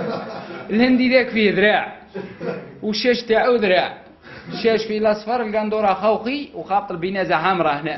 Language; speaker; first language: Arabic; native; Arabic